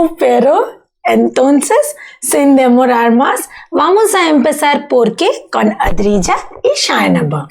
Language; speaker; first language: Spanish; non-native, learner; Bangla